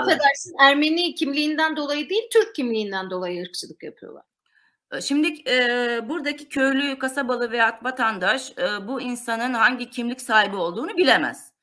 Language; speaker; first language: Turkish; non-native, local second language; Armenian